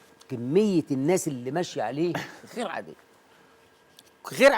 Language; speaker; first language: Arabic; native; Arabic